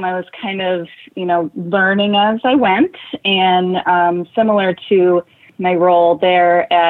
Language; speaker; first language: English; native; English